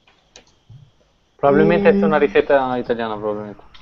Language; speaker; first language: Spanish; non-native, learner; Portuguese